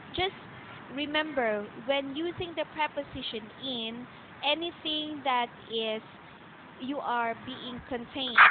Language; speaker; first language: English; non-native, local second language; Filipino